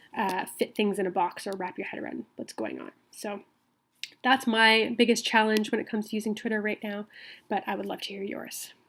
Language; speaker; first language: English; native; English